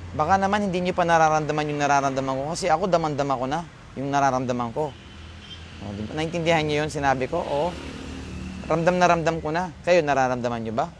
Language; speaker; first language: Filipino; non-native, local second language; Pampanga